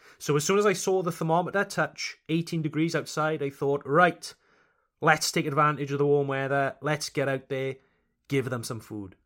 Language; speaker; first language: English; native; English